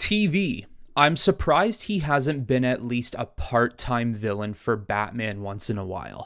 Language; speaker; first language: English; native; English